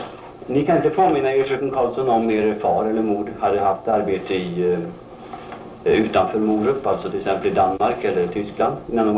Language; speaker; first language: Swedish; native; Swedish